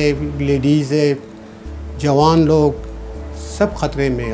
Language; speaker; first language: Hindi; non-native, fluent; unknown